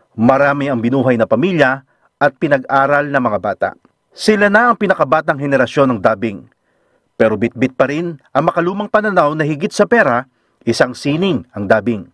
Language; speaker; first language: Filipino; native; Filipino